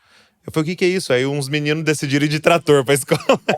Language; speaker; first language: Portuguese; native; Portuguese